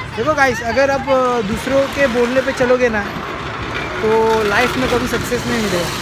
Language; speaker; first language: Hindi; non-native, local second language; Marathi